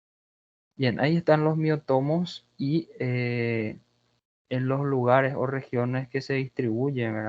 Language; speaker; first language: Spanish; non-native, fluent; Portuguese